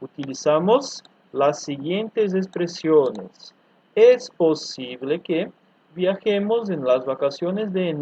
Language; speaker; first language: Spanish; non-native, fluent; Portuguese